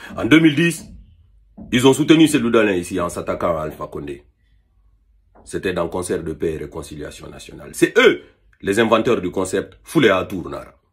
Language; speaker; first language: French; non-native, local second language; Fula